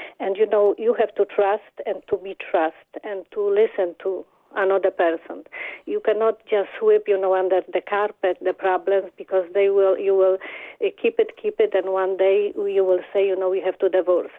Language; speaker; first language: English; non-native, learner; Polish